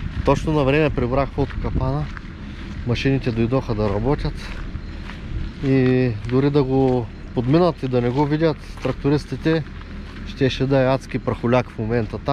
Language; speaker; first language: Bulgarian; native; Bulgarian